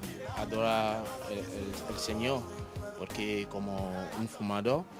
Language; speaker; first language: Spanish; non-native, learner; Yoruba